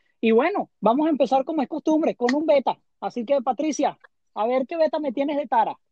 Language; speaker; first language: Spanish; native; Spanish